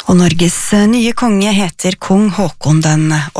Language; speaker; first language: Norwegian; native; Norwegian